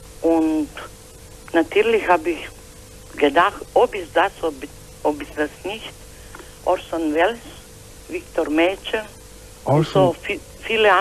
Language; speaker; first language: German; non-native, learner; Croatian